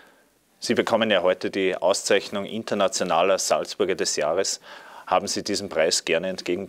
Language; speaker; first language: German; native; German